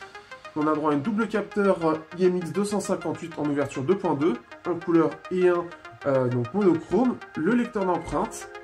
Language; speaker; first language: French; native; French